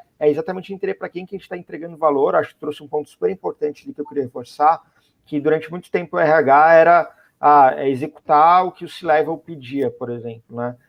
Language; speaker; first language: Portuguese; native; Portuguese